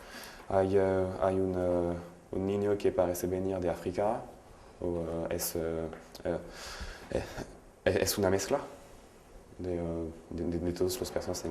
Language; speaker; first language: Spanish; non-native, learner; French